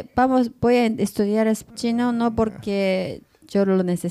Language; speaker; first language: Spanish; non-native, learner; Japanese